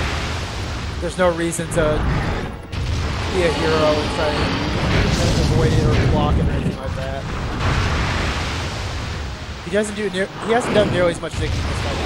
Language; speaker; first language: English; native; English